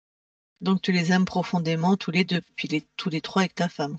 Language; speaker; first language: French; native; French